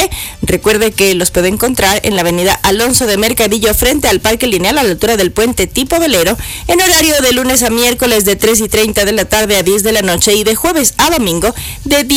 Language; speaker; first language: Spanish; native; Spanish